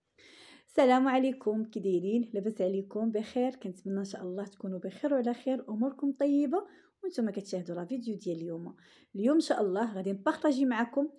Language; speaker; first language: Arabic; native; Arabic